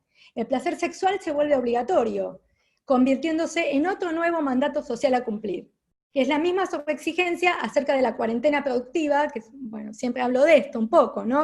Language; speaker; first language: Spanish; native; Spanish